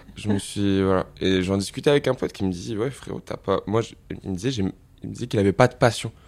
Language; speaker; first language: French; native; French